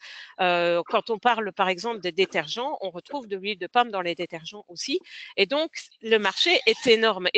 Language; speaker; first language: French; native; French